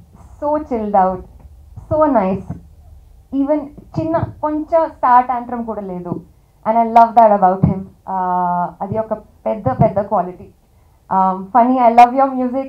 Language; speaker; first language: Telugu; non-native, learner; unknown